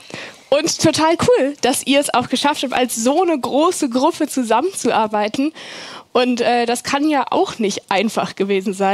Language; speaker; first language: German; native; German